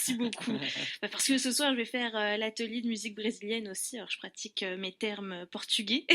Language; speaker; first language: French; native; French